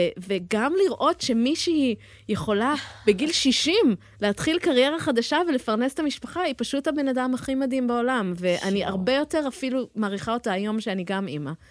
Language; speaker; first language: Hebrew; early bilingual, heritage; Hebrew